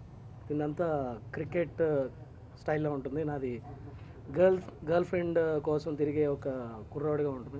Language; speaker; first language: Telugu; native; Telugu